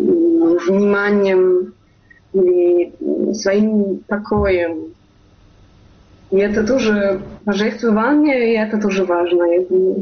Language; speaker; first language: Russian; non-native, fluent; German